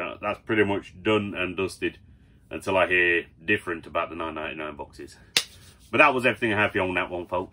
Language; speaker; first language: English; native; English